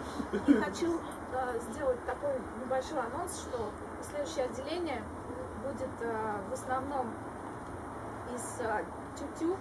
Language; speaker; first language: Russian; native; Russian